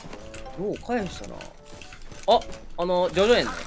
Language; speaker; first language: Japanese; native; Japanese